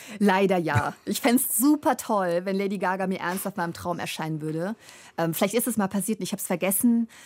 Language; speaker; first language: German; native; German